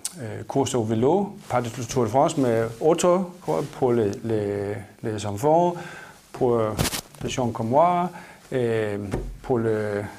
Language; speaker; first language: French; non-native, learner; Danish